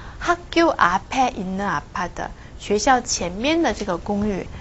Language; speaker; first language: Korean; non-native, fluent; Chinese